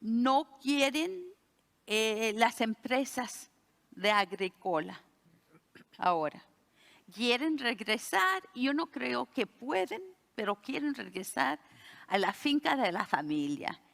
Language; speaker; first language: Spanish; early bilingual, heritage; Spanish